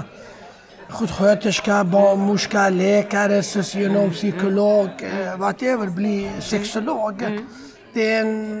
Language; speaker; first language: Swedish; non-native, fluent; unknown